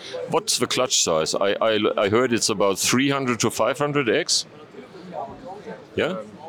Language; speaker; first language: English; non-native, fluent; German